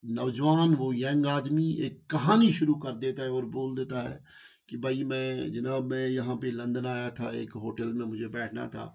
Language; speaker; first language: Urdu; non-native, local second language; Kashmiri